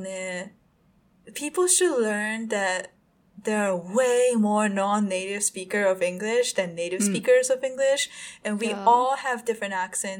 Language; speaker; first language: English; non-native, fluent; Japanese